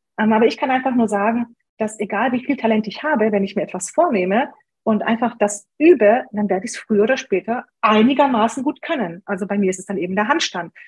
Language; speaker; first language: German; early bilingual, other home language; Hungarian